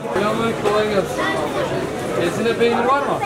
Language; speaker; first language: Turkish; native; Turkish